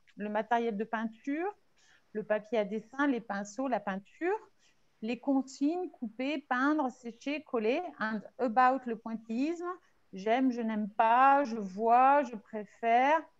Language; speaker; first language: French; native; French